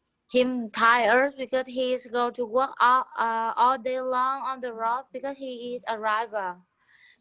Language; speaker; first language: English; non-native, learner; Vietnamese